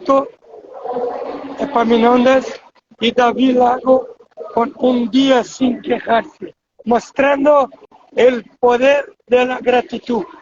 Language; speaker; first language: Spanish; non-native, fluent; Portuguese